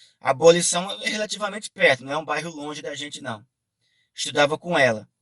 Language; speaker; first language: Portuguese; native; Portuguese